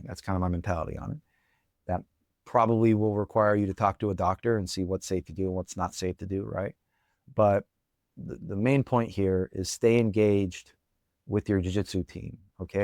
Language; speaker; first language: English; native; English